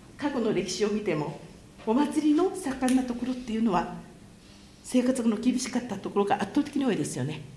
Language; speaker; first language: Japanese; native; Japanese